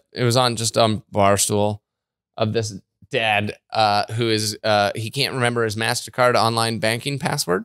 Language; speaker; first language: English; native; English